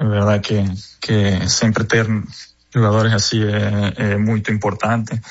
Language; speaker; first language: Portuguese; non-native, fluent; Spanish